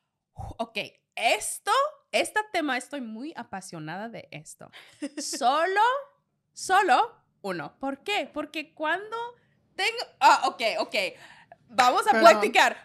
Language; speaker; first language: Spanish; non-native, learner; English